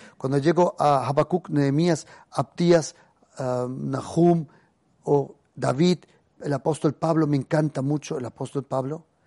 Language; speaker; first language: Spanish; early bilingual, heritage; Spanish